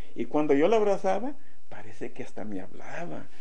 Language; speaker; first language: Spanish; early bilingual, heritage; Spanish